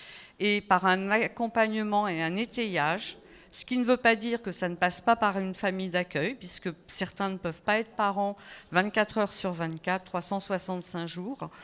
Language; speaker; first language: French; native; French